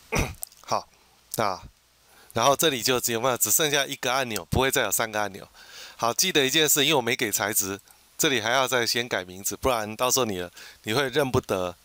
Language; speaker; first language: Chinese; native; Chinese